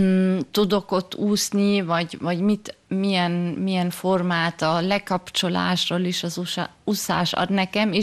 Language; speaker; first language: Hungarian; early bilingual, heritage; German